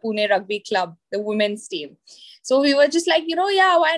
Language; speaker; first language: English; non-native, local second language; Marathi